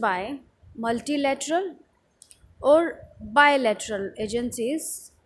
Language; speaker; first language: English; non-native, local second language; Hindi